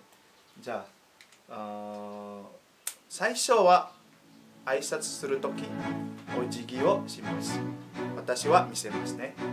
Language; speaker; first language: Japanese; non-native, learner; Indonesian